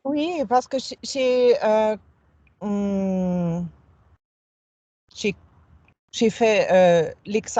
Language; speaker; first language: French; non-native, fluent; German